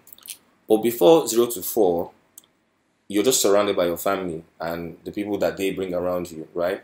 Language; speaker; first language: English; non-native, local second language; Yoruba